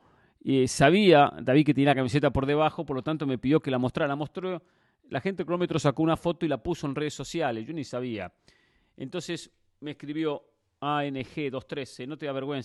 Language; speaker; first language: Spanish; native; Spanish